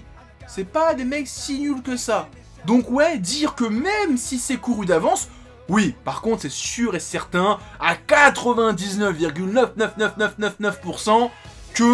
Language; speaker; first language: French; native; French